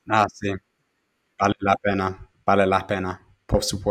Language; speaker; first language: Spanish; non-native, fluent; English